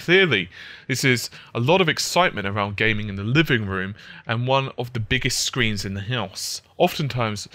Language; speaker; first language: English; native; English